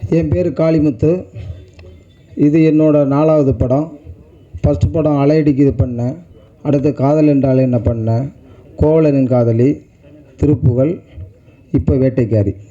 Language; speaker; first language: Tamil; native; Tamil